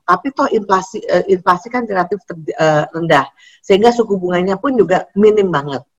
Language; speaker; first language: Indonesian; native; Indonesian